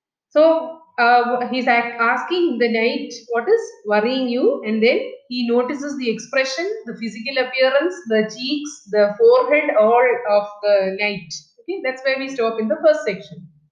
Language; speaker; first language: English; non-native, local second language; Malayalam